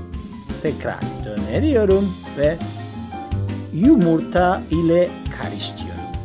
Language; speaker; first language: Turkish; non-native, learner; Spanish